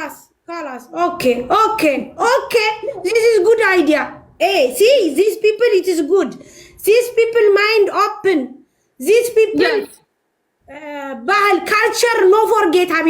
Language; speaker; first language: English; non-native, learner; Amharic